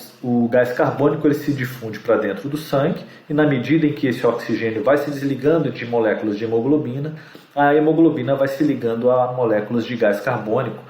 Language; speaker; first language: Portuguese; native; Portuguese